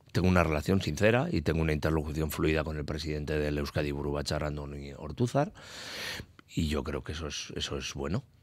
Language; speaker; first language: Spanish; native; Spanish